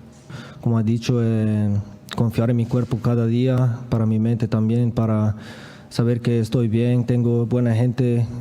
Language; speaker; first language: Spanish; non-native, learner; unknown